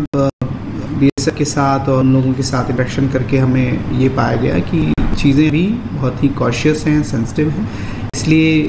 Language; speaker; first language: Hindi; native; Hindi